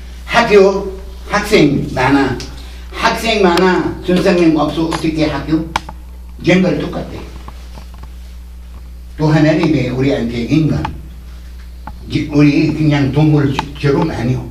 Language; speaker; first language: Korean; non-native, learner; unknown